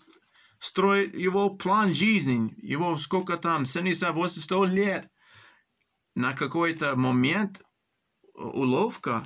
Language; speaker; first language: Russian; early bilingual, heritage; English